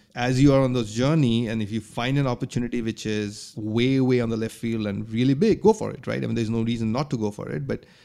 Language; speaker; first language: English; non-native, local second language; Bangla